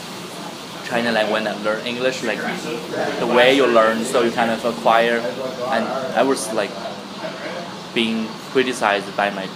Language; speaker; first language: English; non-native, fluent; Chinese